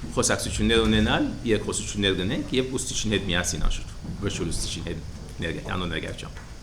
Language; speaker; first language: Armenian; early bilingual, heritage; Armenian